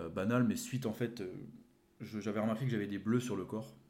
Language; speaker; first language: French; native; French